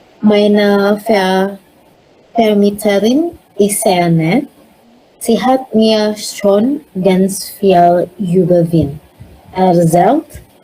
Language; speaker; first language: German; non-native, learner; Indonesian